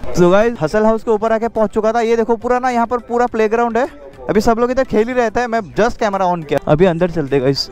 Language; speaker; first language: Hindi; non-native, local second language; Assamese